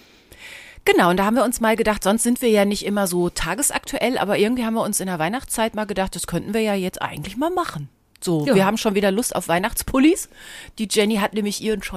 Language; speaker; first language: German; native; German